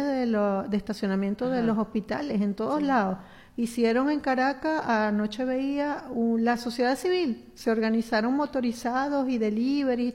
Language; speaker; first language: Spanish; native; Spanish